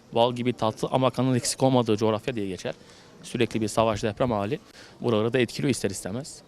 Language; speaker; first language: Turkish; native; Turkish